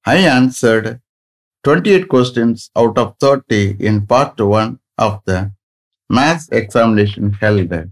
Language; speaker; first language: English; non-native, local second language; Tamil